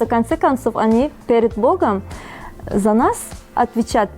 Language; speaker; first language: Russian; non-native, fluent; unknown